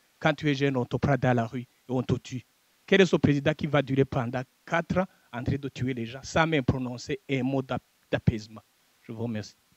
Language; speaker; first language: French; non-native, local second language; Rundi